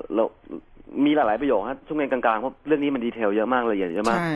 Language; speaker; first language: Thai; native; Thai